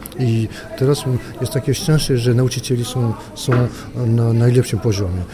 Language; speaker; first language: Polish; non-native, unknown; French